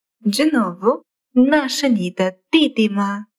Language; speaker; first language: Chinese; non-native, fluent; Portuguese